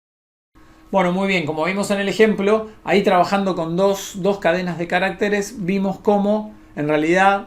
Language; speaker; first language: Spanish; native; Spanish